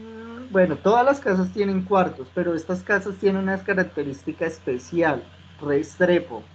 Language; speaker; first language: Spanish; native; Spanish